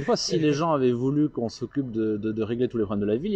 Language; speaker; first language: French; native; French